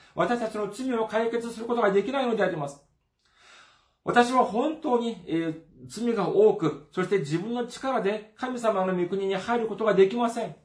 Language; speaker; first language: Japanese; non-native, fluent; Korean